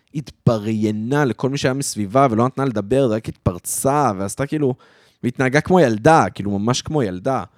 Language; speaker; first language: Hebrew; early bilingual, other home language; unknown